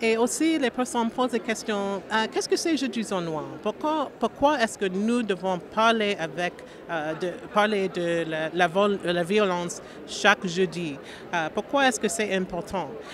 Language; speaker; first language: French; non-native, learner; English